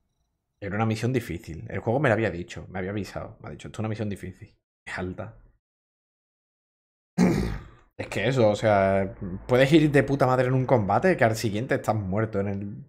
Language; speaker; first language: Spanish; native; Spanish